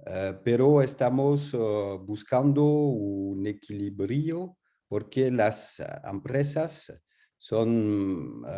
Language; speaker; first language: Spanish; non-native, learner; French